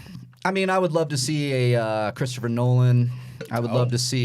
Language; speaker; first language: English; native; English